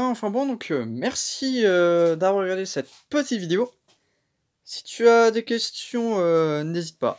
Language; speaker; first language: French; native; French